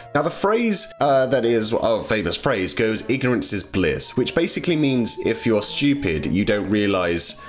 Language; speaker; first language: English; native; English